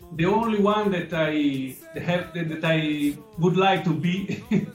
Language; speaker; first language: English; non-native, learner; Italian